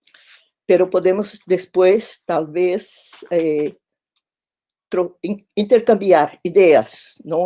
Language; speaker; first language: Spanish; non-native, fluent; Portuguese